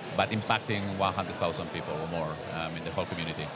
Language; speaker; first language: English; non-native, fluent; Spanish